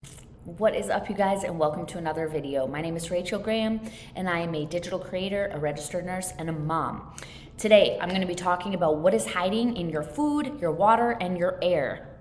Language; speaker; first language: English; native; English